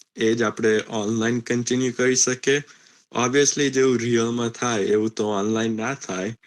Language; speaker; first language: Gujarati; early bilingual, heritage; Gujarati